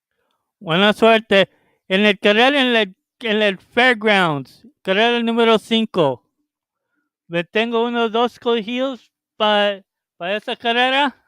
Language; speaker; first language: Spanish; early bilingual, heritage; Spanish